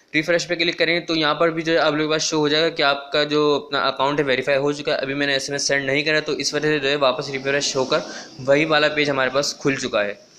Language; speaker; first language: Urdu; non-native, local second language; Punjabi